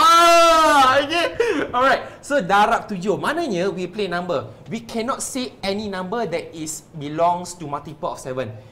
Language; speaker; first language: English; non-native, local second language; Malay